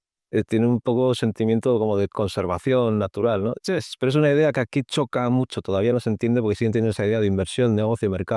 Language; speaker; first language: Spanish; native; Spanish